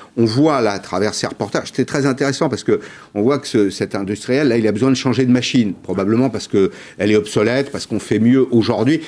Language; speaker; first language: French; native; French